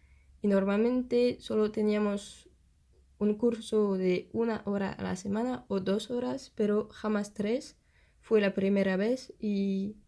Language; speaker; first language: Spanish; non-native, fluent; French